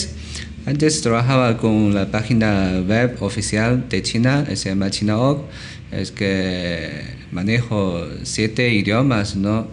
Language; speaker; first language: Spanish; non-native, learner; Chinese